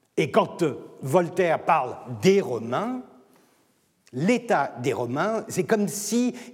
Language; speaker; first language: French; non-native, fluent; Turkish